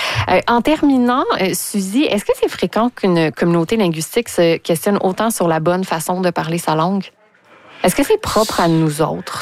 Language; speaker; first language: French; native; French